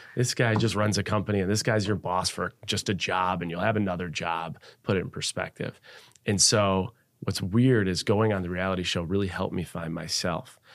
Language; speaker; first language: English; native; English